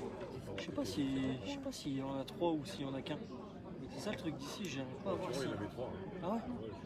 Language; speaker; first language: French; native; French